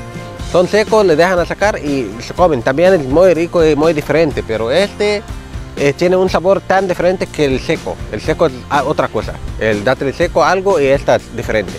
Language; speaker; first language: Spanish; non-native, fluent; Arabic